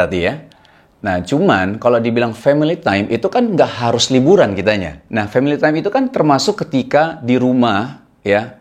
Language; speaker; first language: Indonesian; native; Indonesian